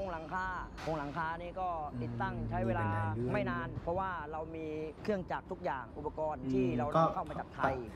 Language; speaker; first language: Thai; native; Thai